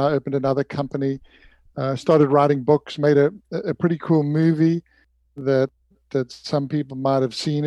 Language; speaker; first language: English; native; English